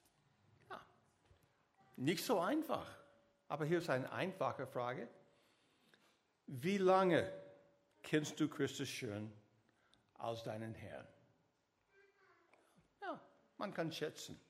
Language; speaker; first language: German; non-native, learner; English